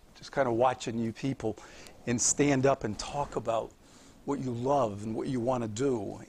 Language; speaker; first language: English; native; English